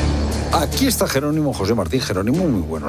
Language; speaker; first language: Spanish; native; Spanish